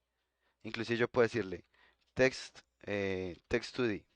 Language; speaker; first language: Spanish; native; Spanish